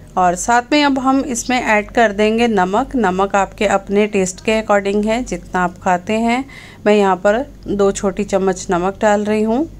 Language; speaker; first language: Hindi; non-native, local second language; Punjabi